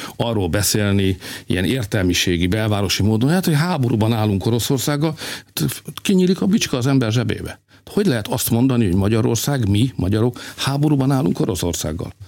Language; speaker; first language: Hungarian; native; Hungarian